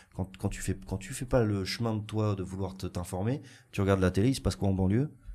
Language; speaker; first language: French; native; French